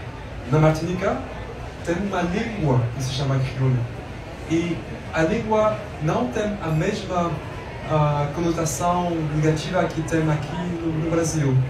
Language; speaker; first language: Portuguese; non-native, learner; French